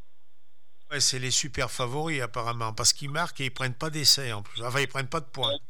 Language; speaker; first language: French; native; French